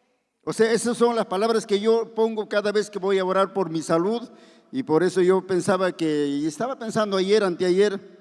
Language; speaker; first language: Spanish; native; Spanish